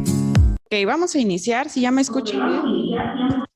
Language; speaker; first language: Spanish; native; Spanish